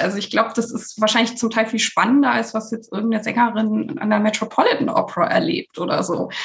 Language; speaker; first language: German; native; German